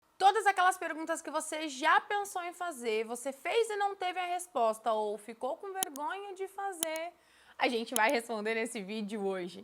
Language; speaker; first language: Portuguese; native; Portuguese